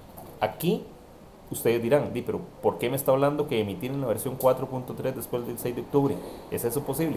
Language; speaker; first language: Spanish; native; Spanish